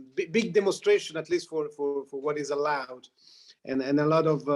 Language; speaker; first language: English; non-native, fluent; Italian